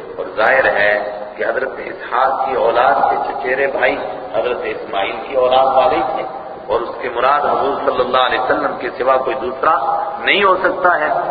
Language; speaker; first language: Urdu; non-native, local second language; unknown